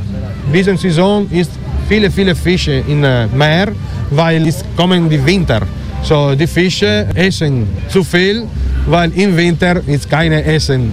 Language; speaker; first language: German; non-native, learner; Italian